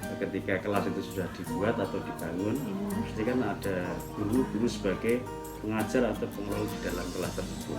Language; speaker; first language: Indonesian; native; Indonesian